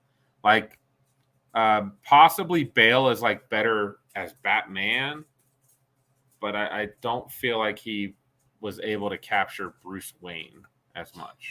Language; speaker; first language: English; native; English